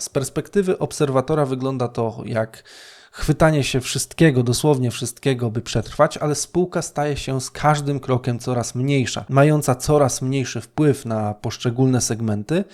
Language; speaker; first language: Polish; native; Polish